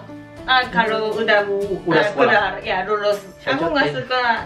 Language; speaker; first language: Indonesian; non-native, learner; Japanese